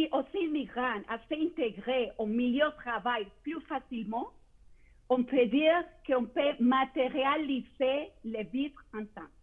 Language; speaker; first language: French; non-native, fluent; Spanish